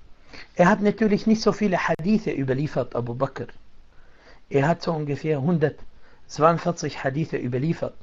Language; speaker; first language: German; non-native, fluent; Arabic